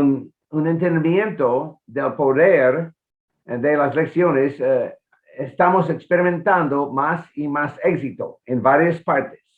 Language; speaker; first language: Spanish; non-native, fluent; English